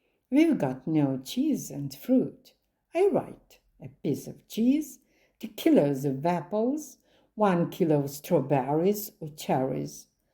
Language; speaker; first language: English; non-native, fluent; Ukrainian